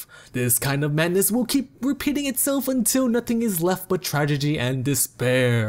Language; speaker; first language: English; native; English